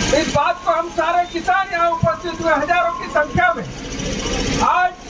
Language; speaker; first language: Hindi; native; Hindi